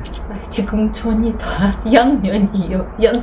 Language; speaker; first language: Korean; non-native, fluent; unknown